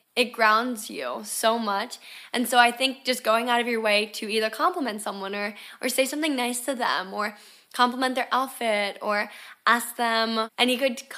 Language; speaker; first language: English; native; English